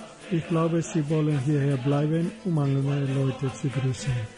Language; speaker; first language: German; non-native, learner; Spanish